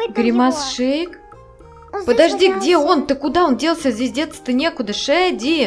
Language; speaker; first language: Russian; native; Russian